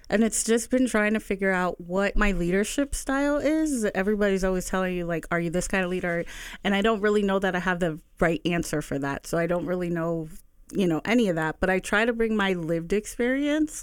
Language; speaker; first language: English; early bilingual, other home language; Spanish